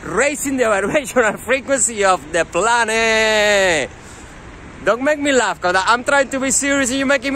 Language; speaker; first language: English; native; English